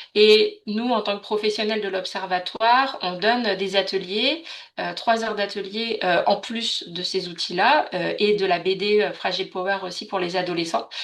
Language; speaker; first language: French; native; French